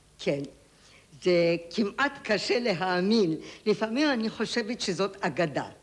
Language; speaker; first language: Hebrew; native; Hebrew